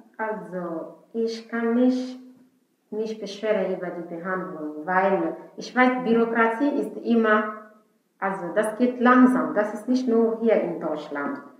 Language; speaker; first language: German; non-native, learner; Fula